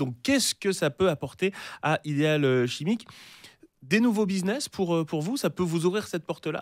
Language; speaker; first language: French; native; French